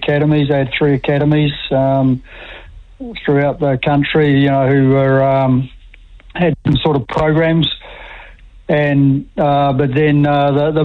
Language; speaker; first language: English; native; English